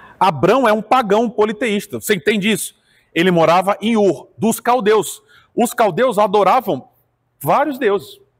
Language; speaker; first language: Portuguese; native; Portuguese